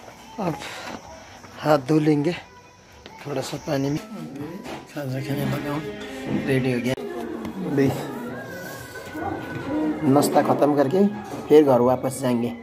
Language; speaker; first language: Hindi; non-native, learner; Nepali